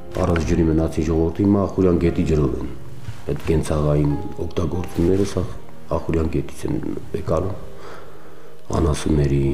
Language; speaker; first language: Armenian; non-native, local second language; Kurdish